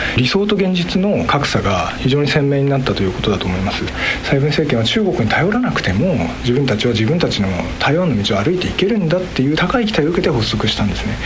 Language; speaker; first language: Japanese; native; Japanese